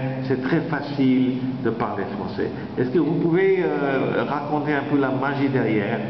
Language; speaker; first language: French; non-native, fluent; Bangla